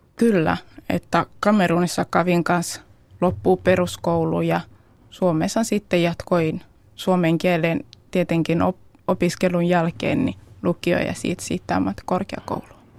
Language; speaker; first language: Finnish; non-native, fluent; Kinyarwanda